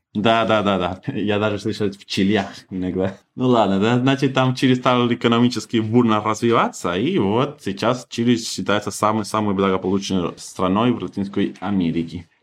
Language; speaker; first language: Russian; non-native, fluent; Spanish